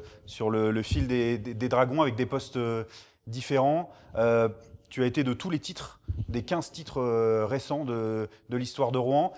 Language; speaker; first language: French; native; French